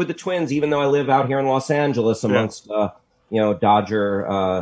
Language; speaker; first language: English; native; English